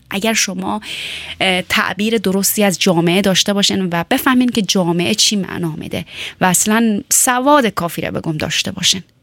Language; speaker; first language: Persian; early bilingual, heritage; Persian